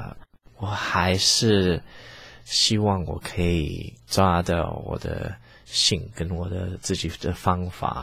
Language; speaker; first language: Chinese; early bilingual, heritage; English